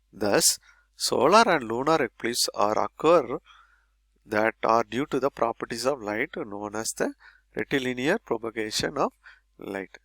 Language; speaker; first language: English; non-native, local second language; Tamil